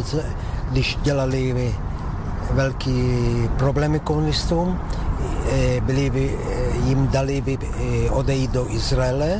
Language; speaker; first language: Czech; early bilingual, heritage; Czech